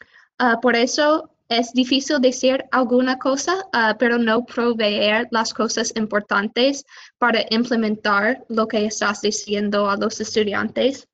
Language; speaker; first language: Spanish; non-native, fluent; English